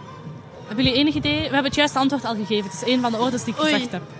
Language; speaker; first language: Dutch; native; Dutch